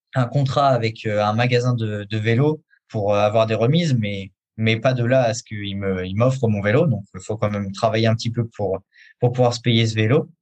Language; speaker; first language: French; native; French